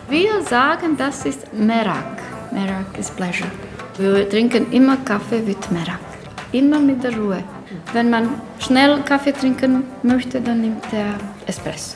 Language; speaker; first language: German; non-native, learner; Bosnian